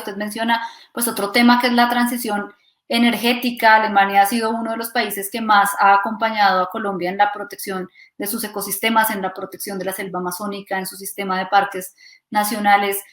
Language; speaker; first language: Spanish; native; Spanish